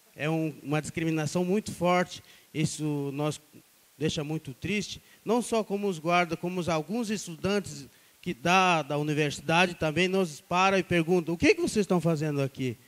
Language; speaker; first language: Portuguese; non-native, local second language; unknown